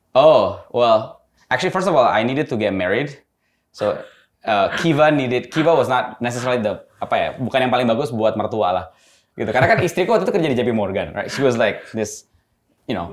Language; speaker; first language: Indonesian; native; Indonesian